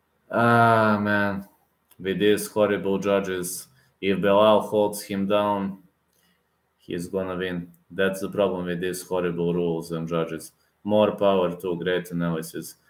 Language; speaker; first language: English; non-native, fluent; Serbian